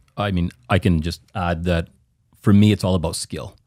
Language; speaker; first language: English; native; English